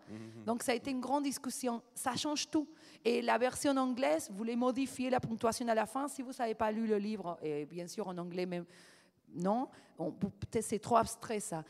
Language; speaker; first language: French; non-native, fluent; Spanish